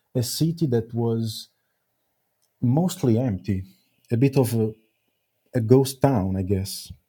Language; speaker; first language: English; non-native, fluent; Italian